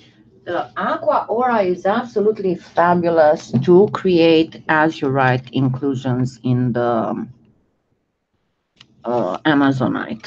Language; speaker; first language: English; non-native, fluent; French